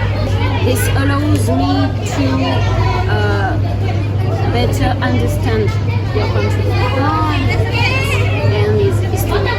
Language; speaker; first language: English; non-native, learner; French